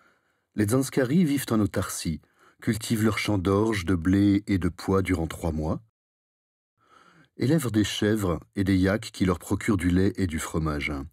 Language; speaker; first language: French; native; French